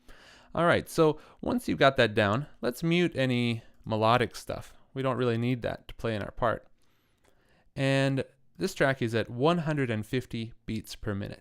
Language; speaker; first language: English; native; English